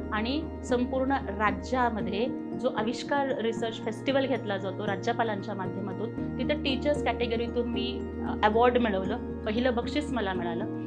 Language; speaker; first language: Marathi; non-native, local second language; Telugu